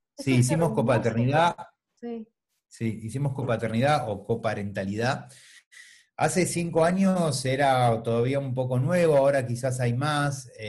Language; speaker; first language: Spanish; native; Spanish